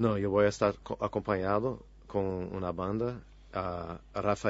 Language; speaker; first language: Spanish; non-native, fluent; English